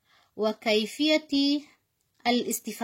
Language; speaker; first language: Arabic; non-native, fluent; Indonesian